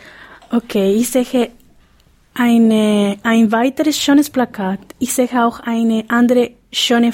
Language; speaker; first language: German; non-native, learner; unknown